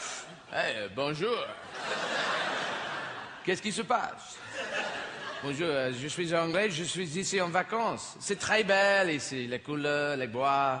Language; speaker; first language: French; non-native, learner; English